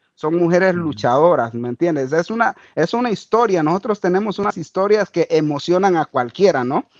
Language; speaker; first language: Spanish; native; Spanish